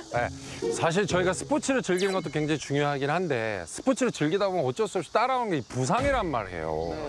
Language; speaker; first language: Korean; native; Korean